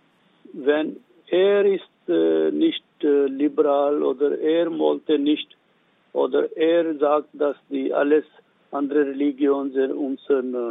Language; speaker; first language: German; non-native, learner; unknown